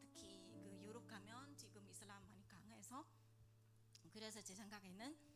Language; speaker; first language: Korean; non-native, learner; Vietnamese